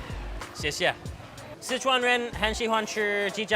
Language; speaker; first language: Chinese; non-native, learner; English